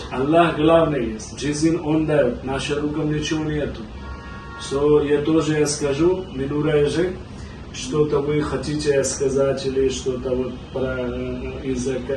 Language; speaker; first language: Russian; non-native, learner; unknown